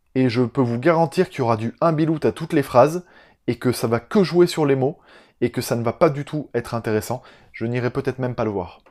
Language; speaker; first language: French; native; French